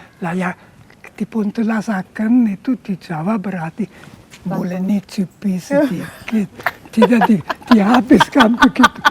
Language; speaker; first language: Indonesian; non-native, fluent; German